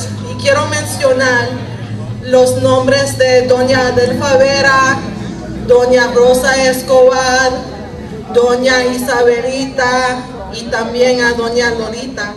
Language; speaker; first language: Spanish; early bilingual, heritage; Spanish